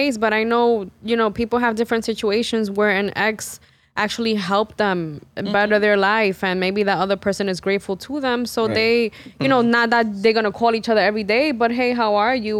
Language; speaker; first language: English; native; English